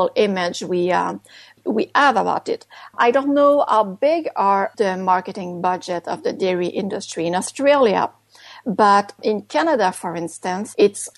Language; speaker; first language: English; non-native, fluent; French